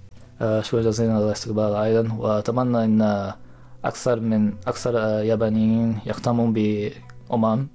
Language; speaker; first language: Arabic; non-native, fluent; Japanese